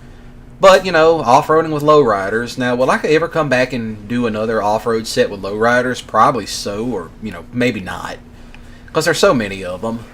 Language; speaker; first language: English; native; English